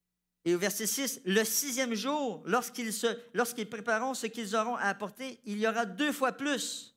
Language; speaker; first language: French; native; French